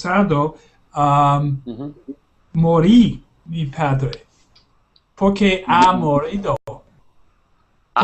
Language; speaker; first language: Spanish; non-native, learner; English